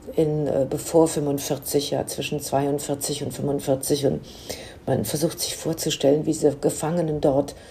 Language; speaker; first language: German; native; German